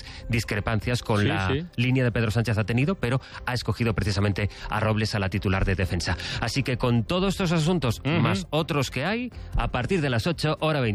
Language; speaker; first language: Spanish; native; Spanish